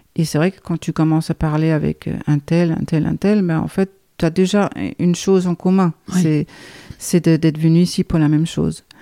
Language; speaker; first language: French; non-native, fluent; Danish